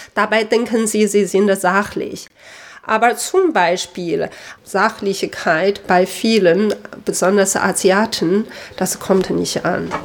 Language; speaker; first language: German; non-native, fluent; Chinese